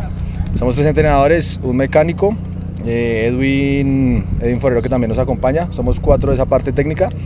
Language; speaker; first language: Spanish; native; Spanish